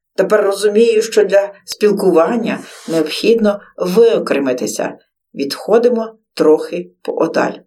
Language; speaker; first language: Ukrainian; native; Ukrainian